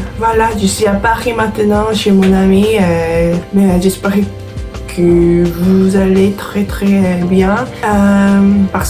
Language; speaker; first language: French; non-native, fluent; Korean